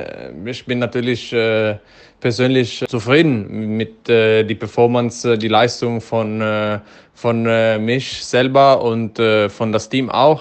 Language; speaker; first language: German; non-native, fluent; Dutch